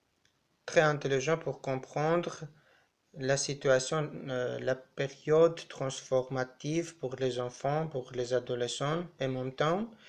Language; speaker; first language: French; non-native, learner; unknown